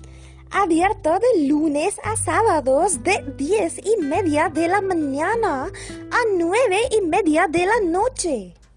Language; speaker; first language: Spanish; non-native, learner; Hindi